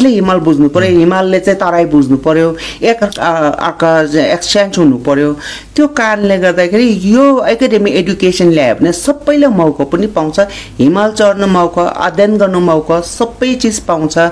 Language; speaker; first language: Nepali; non-native, local second language; Sherpa